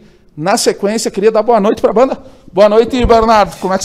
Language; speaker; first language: Portuguese; native; Portuguese